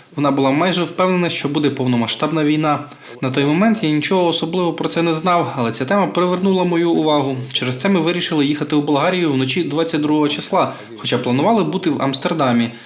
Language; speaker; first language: Ukrainian; non-native, fluent; Bulgarian